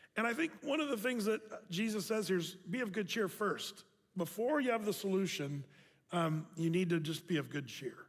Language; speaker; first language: English; native; English